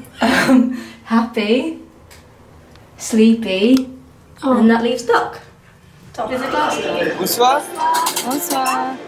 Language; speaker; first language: English; native; English